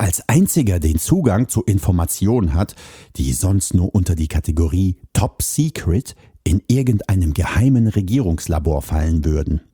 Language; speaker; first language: German; native; German